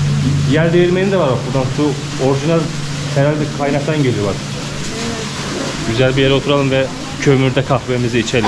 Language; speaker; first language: Turkish; native; Turkish